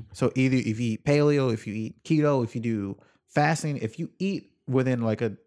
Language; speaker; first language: English; native; English